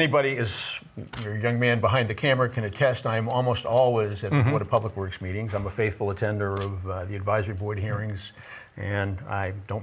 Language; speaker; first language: English; native; English